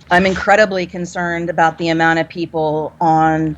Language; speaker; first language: English; native; English